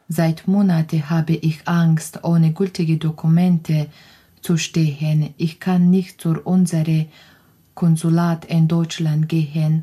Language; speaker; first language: German; non-native, learner; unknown